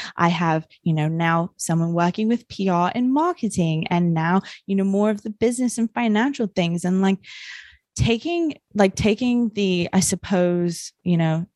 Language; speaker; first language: English; native; English